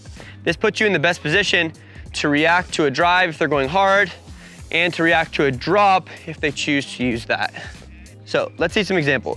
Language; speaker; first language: English; native; English